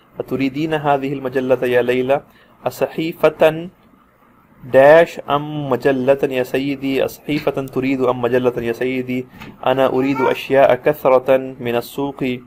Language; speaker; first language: Arabic; non-native, fluent; Urdu